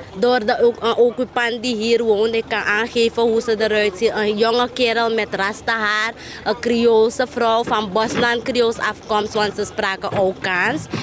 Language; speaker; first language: Dutch; native; Dutch